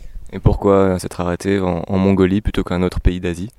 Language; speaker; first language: French; native; French